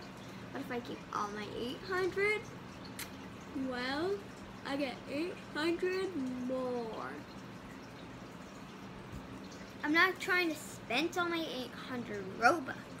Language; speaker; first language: English; native; English